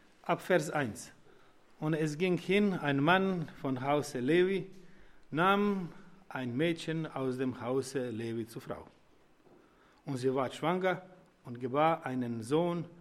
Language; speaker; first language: German; non-native, learner; Croatian